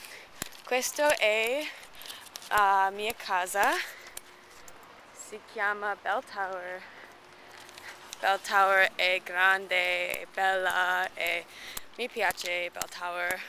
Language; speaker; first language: Italian; non-native, learner; English